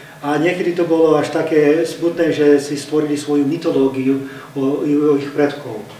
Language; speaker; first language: Slovak; early bilingual, heritage; Slovak